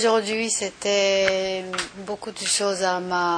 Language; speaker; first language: French; non-native, learner; Japanese